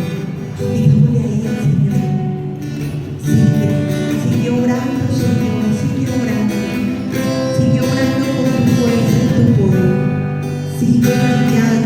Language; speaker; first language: Spanish; native; Spanish